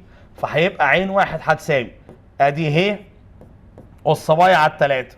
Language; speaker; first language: Arabic; native; Arabic